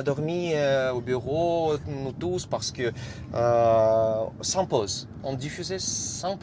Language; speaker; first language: French; non-native, fluent; Russian